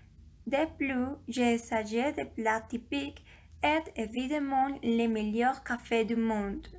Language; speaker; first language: French; non-native, learner; Spanish